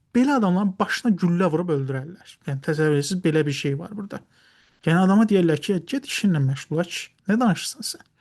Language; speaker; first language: Azerbaijani; non-native, local second language; Talysh